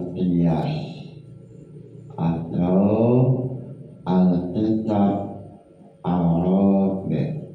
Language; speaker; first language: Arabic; non-native, fluent; Javanese